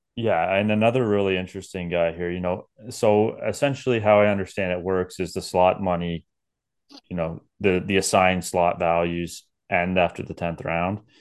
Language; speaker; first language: English; native; English